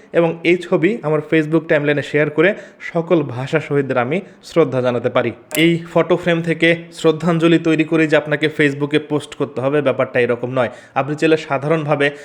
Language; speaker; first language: Bangla; native; Bangla